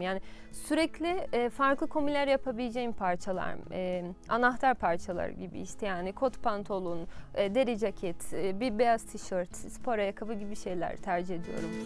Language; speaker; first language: Turkish; non-native, fluent; Portuguese